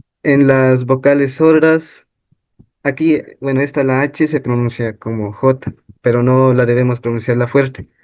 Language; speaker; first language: Spanish; non-native, local second language; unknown